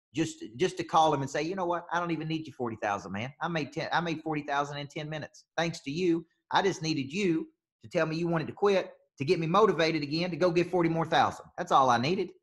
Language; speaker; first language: English; native; English